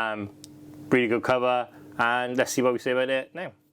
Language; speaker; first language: English; native; English